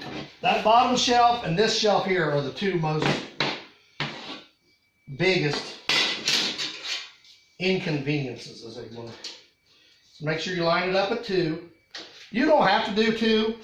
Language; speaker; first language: English; native; English